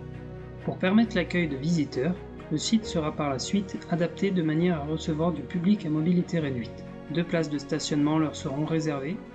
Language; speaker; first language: French; native; French